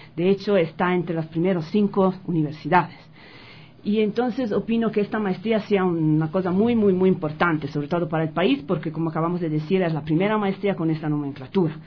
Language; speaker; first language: Spanish; non-native, fluent; Italian